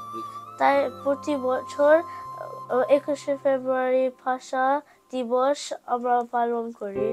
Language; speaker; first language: Bangla; early bilingual, heritage; Bangla